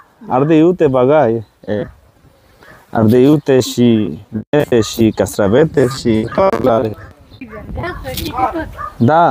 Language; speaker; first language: Romanian; non-native, learner; Bangla